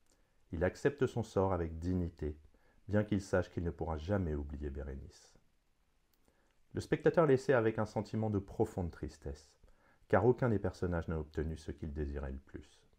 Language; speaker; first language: French; native; French